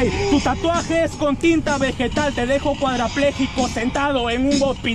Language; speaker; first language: Spanish; native; Spanish